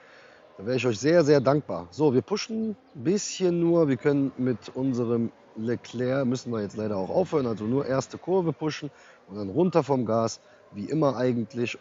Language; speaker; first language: German; native; German